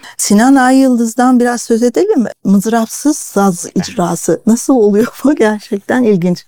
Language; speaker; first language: Turkish; native; Turkish